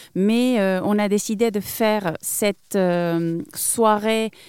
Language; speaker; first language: French; non-native, fluent; Spanish